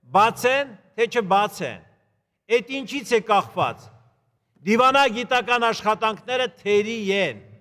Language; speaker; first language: Armenian; native; Armenian